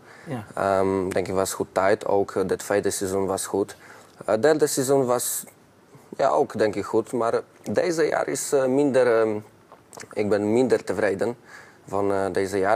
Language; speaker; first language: Dutch; non-native, learner; Polish